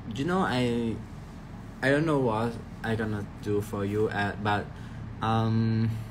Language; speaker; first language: English; non-native, learner; Thai